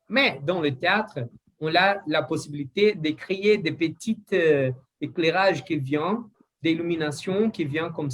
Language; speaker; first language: French; non-native, learner; Portuguese